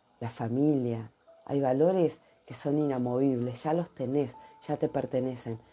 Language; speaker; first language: Spanish; native; Spanish